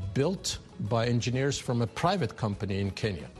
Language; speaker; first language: English; non-native, fluent; Amharic